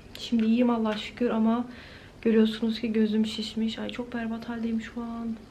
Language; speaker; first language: Turkish; early bilingual, heritage; Turkish